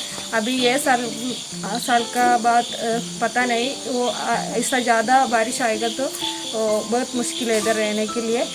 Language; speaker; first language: Hindi; non-native, local second language; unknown